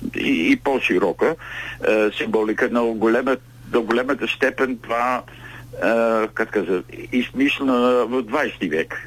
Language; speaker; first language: Bulgarian; non-native, learner; Dutch